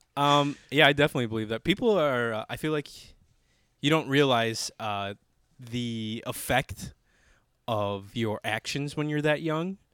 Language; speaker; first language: English; native; English